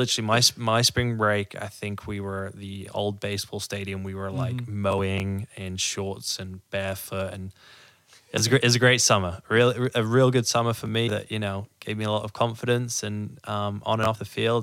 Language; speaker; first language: English; native; English